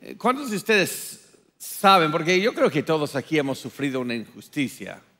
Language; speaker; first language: Spanish; non-native, fluent; English